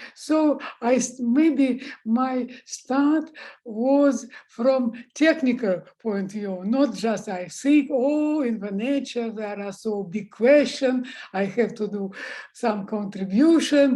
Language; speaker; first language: English; non-native, fluent; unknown